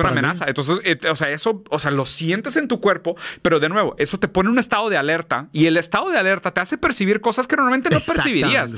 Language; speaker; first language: Spanish; native; Spanish